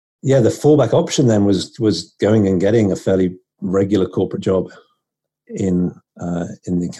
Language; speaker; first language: English; native; English